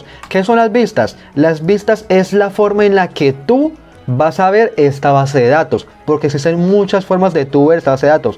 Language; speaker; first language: Spanish; native; Spanish